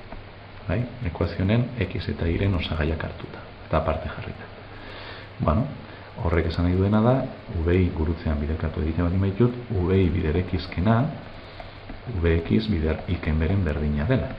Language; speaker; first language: Basque; native; Basque